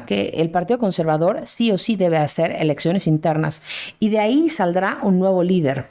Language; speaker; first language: Spanish; native; Spanish